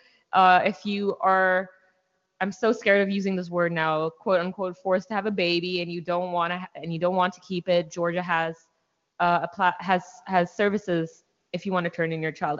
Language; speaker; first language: English; non-native, local second language; Hindi